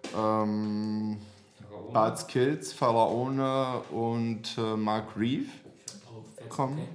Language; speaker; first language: German; non-native, fluent; Serbian